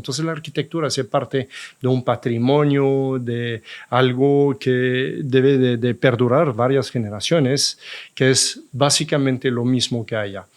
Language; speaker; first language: Spanish; non-native, fluent; French